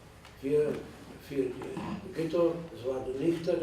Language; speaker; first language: German; non-native, fluent; Czech